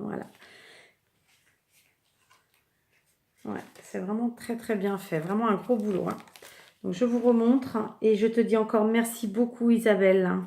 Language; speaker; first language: French; native; French